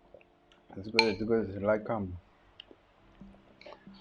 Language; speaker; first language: English; non-native, learner; Spanish